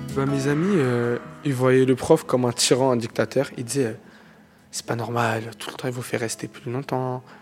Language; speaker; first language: French; native; French